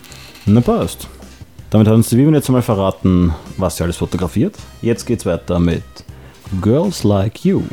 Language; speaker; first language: German; native; German